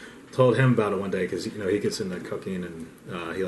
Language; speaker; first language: English; native; English